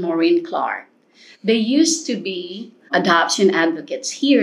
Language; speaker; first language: English; non-native, local second language; Filipino